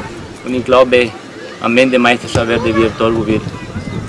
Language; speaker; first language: German; non-native, learner; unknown